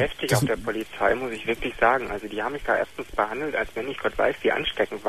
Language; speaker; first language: German; native; German